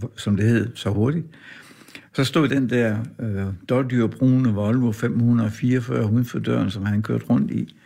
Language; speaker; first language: Danish; native; Danish